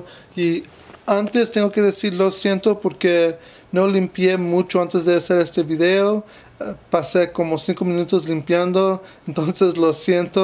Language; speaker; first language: Spanish; non-native, fluent; English